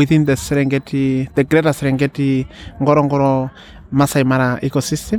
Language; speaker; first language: English; non-native, local second language; Masai